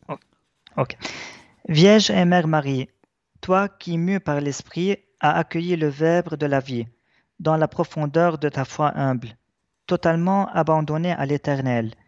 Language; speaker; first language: French; non-native, local second language; Arabic